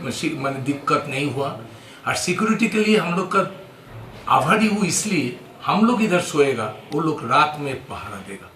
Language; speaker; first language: Hindi; non-native, local second language; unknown